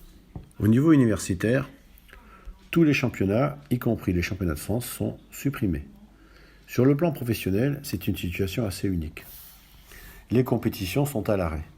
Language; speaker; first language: French; native; French